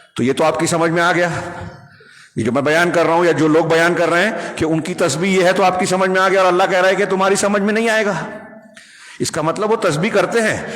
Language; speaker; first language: Urdu; native; Urdu